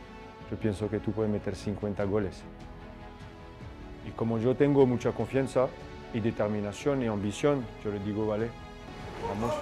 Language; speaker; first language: Spanish; non-native, fluent; French